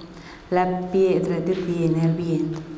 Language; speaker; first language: Spanish; non-native, fluent; Russian